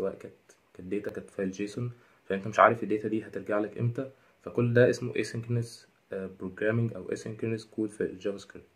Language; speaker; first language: Arabic; native; Arabic